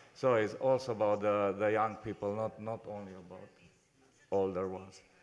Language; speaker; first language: English; non-native, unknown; Romanian